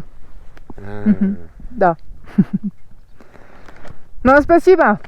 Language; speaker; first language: Russian; non-native, learner; French